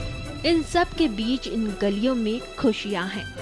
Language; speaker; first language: Hindi; native; Hindi